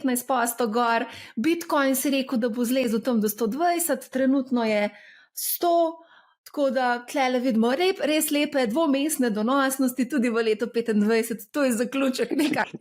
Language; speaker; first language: Slovenian; native; Slovenian